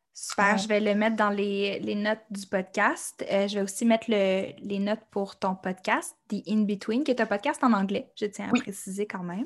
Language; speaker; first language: French; native; French